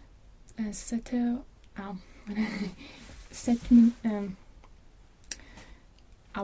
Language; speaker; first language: French; non-native, learner; Latvian